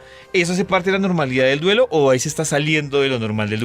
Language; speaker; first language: Spanish; native; Spanish